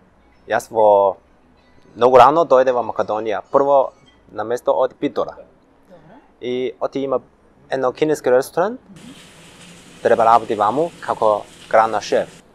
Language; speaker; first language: Macedonian; non-native, learner; Chinese